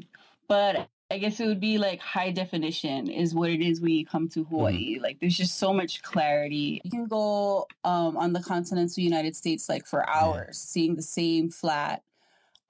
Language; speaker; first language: English; native; English